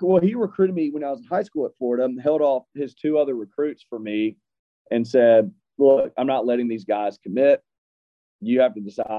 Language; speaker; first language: English; native; English